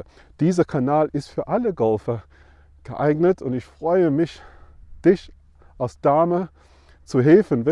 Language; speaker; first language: German; non-native, fluent; English